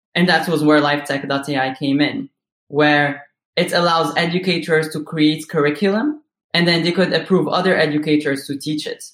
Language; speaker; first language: English; non-native, fluent; Arabic